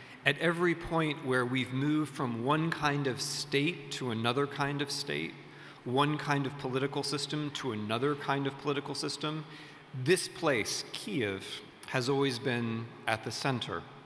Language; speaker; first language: English; native; English